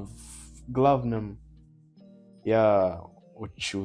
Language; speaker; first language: Russian; non-native, learner; Nyanja